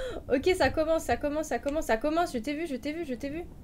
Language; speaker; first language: French; native; French